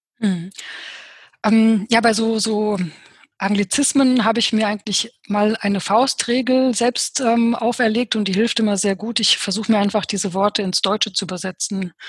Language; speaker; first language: German; early bilingual, other home language; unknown